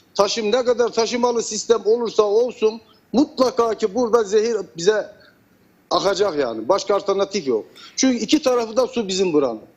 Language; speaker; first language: Turkish; native; Turkish